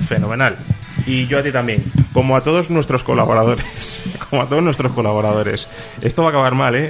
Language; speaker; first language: Spanish; native; Spanish